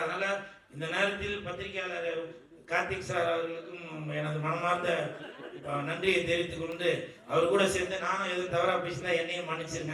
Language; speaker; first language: Tamil; native; Tamil